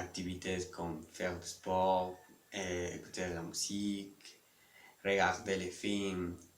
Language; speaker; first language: French; non-native, learner; Spanish